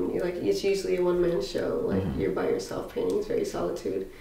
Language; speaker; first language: English; native; English